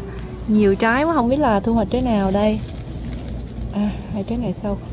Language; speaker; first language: Vietnamese; native; Vietnamese